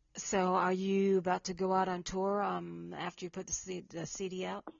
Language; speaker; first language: English; native; English